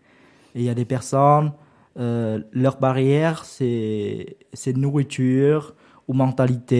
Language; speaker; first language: French; non-native, learner; Vietnamese